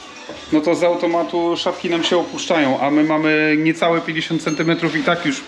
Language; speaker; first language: Polish; native; Polish